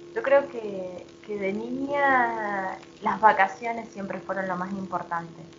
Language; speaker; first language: Spanish; native; Spanish